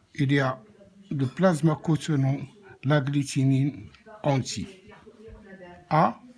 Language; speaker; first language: French; non-native, local second language; Arabic